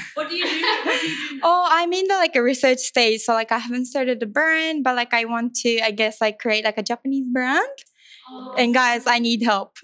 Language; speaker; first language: English; non-native, fluent; Japanese